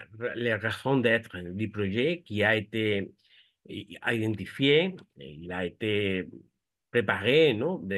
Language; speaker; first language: French; non-native, fluent; Spanish